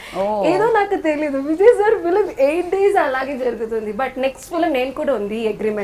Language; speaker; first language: Telugu; non-native, learner; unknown